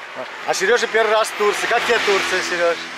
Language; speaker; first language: Russian; native; Russian